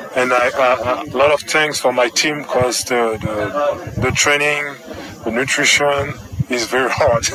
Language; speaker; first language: English; non-native, learner; French